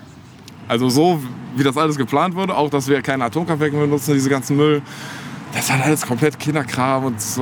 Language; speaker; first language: German; native; German